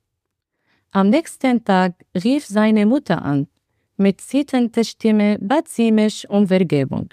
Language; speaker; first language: German; non-native, learner; Arabic